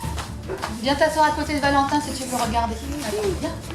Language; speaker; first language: French; native; French